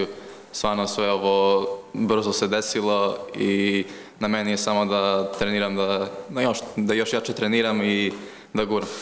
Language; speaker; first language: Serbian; early bilingual, heritage; Croatian